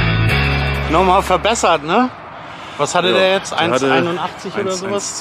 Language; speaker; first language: German; native; German